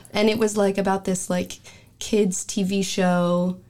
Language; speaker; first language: English; early bilingual, other home language; French